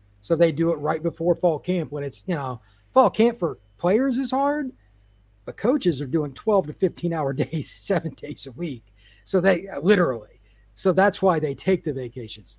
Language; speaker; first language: English; native; English